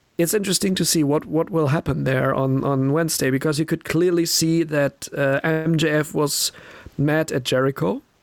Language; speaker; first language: English; non-native, fluent; German